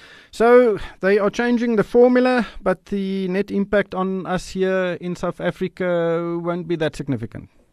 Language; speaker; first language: English; non-native, local second language; Afrikaans